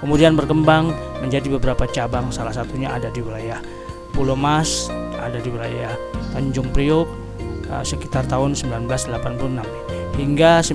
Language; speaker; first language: Indonesian; native; Indonesian